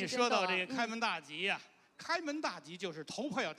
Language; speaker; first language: Chinese; native; Chinese